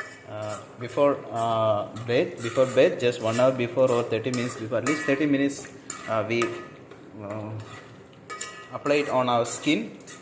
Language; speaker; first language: English; non-native, local second language; Malayalam